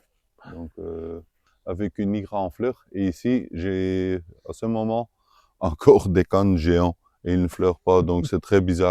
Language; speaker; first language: French; non-native, local second language; Dutch